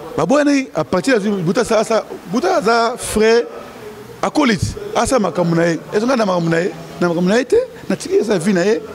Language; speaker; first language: Lingala; non-native, local second language; Luba-Lulua